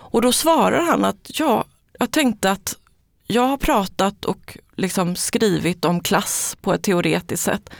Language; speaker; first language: Swedish; early bilingual, other home language; Spanish